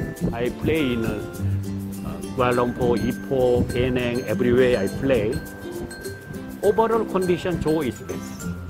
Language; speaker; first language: English; non-native, learner; Korean